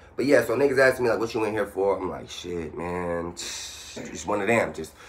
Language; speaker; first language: English; native; English